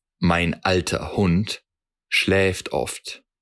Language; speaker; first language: German; non-native, fluent; Russian